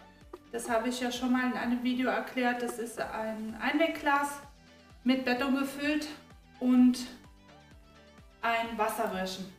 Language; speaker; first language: German; native; German